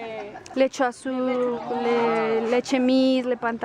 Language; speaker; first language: French; non-native, learner; Spanish